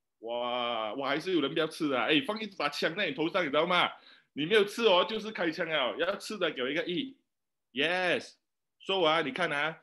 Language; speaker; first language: Chinese; native; Chinese